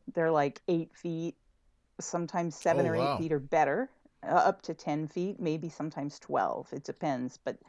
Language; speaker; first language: English; native; English